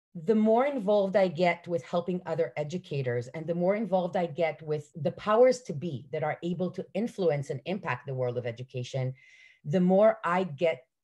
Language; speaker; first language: English; non-native, fluent; Hebrew